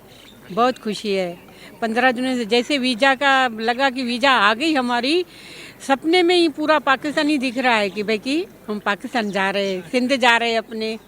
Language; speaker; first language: Hindi; non-native, local second language; Sindhi